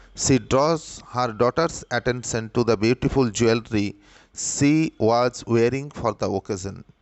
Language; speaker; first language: English; non-native, local second language; Bangla